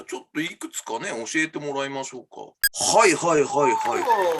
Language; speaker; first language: Japanese; native; Japanese